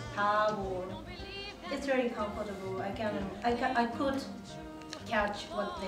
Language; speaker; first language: English; non-native, learner; Japanese